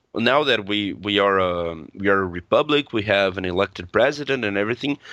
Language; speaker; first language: English; non-native, fluent; Portuguese